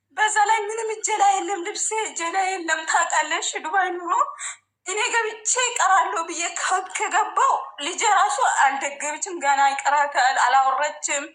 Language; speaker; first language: Amharic; non-native, local second language; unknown